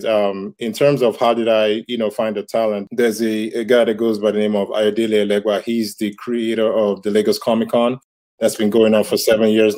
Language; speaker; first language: English; non-native, local second language; Yoruba